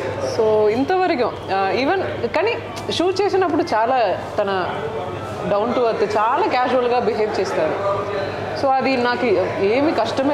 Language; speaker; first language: Telugu; non-native, learner; Tamil